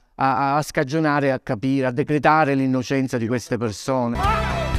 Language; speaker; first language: Italian; native; Italian